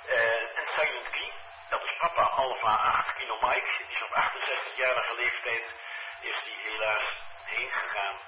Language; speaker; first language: Dutch; native; Dutch